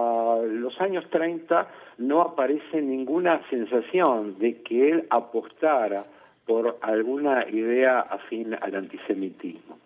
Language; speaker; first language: Spanish; native; Spanish